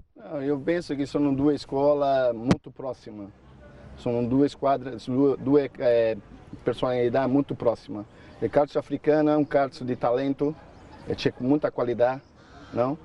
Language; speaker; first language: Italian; non-native, fluent; Portuguese